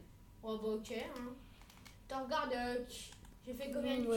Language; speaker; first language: French; native; French